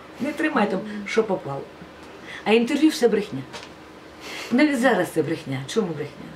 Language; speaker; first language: Ukrainian; non-native, local second language; Russian